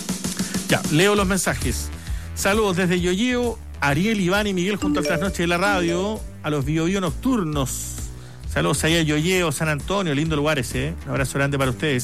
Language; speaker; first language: Spanish; native; Spanish